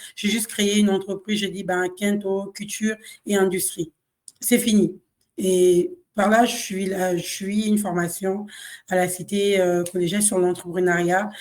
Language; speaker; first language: French; non-native, local second language; Kongo